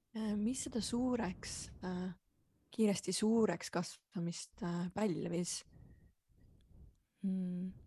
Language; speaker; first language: Estonian; native; Estonian